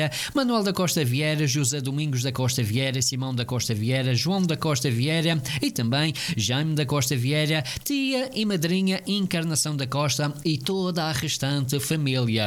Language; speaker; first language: Portuguese; native; Portuguese